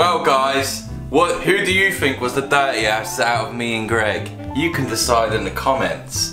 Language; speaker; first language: English; native; English